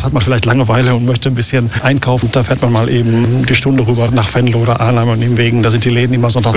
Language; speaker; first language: German; native; German